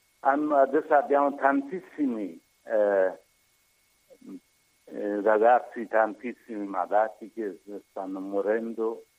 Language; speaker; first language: Italian; non-native, learner; Persian